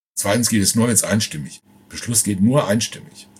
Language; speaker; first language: German; native; German